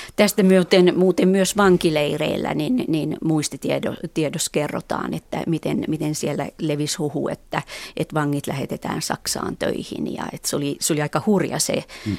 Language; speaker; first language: Finnish; native; Finnish